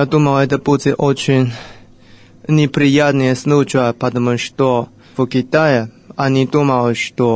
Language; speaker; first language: Russian; non-native, fluent; Chinese